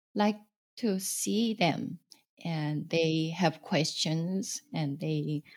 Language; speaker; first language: English; non-native, fluent; Korean